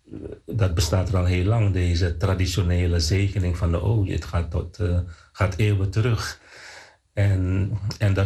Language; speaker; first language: Dutch; non-native, fluent; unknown